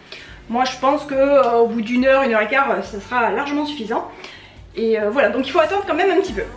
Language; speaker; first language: French; native; French